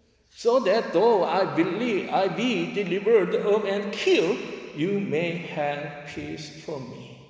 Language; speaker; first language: English; non-native, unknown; Korean